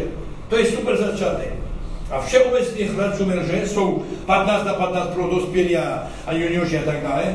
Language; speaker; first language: Czech; non-native, learner; French